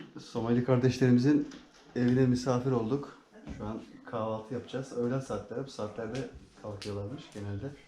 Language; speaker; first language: Turkish; native; Turkish